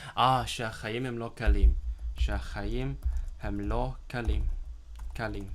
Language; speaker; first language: Hebrew; non-native, learner; Cantonese